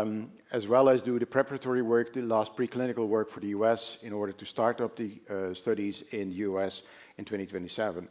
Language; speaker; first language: English; non-native, fluent; Dutch